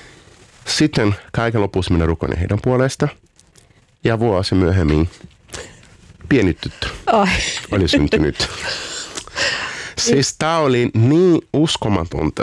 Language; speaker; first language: Finnish; non-native, learner; Portuguese